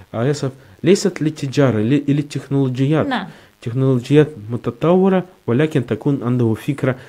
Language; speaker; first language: Arabic; non-native, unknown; Russian